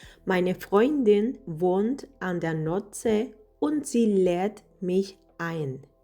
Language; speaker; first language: German; non-native, fluent; Spanish